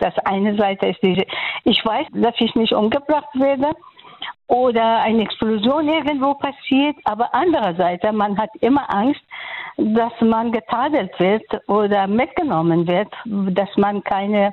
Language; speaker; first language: German; non-native, fluent; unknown